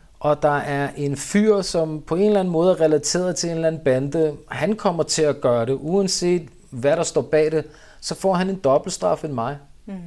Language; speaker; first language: Danish; early bilingual, other home language; Urdu